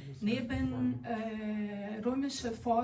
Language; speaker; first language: German; non-native, learner; Portuguese